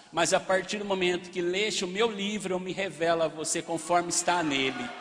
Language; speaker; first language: Portuguese; early bilingual, other home language; Arabic